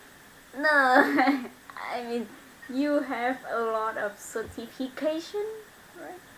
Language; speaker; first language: English; non-native, learner; Vietnamese